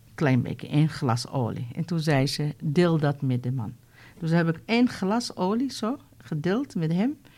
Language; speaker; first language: Dutch; non-native, fluent; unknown